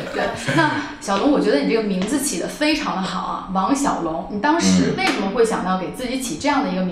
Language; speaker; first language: Chinese; native; Chinese